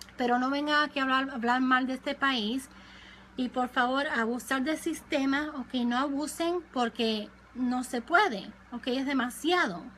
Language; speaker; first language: Spanish; early bilingual, other home language; English